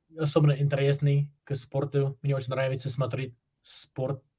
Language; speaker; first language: Russian; non-native, learner; English